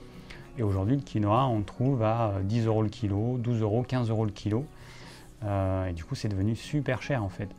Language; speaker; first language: French; native; French